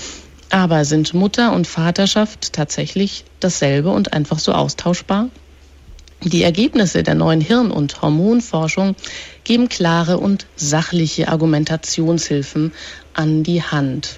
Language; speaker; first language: German; native; German